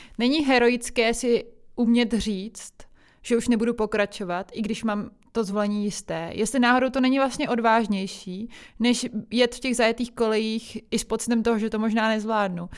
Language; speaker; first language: Czech; native; Czech